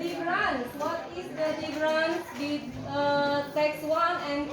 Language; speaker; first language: English; non-native, learner; Indonesian